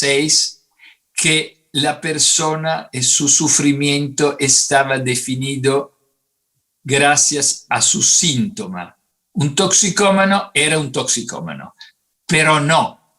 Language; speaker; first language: Spanish; non-native, fluent; Italian